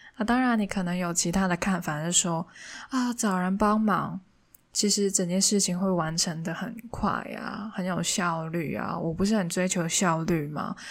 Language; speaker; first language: Chinese; non-native, local second language; Cantonese